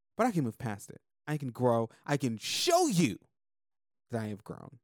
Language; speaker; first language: English; native; English